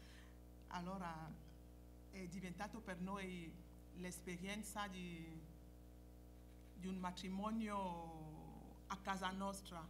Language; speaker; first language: Italian; non-native, fluent; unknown